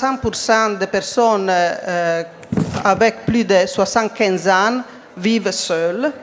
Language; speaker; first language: French; non-native, fluent; Italian